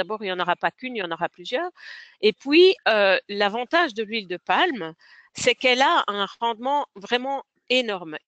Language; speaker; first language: French; native; French